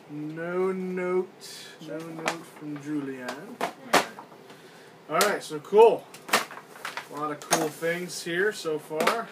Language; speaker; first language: English; native; English